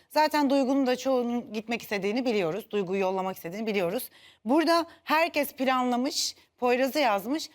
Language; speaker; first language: Turkish; native; Turkish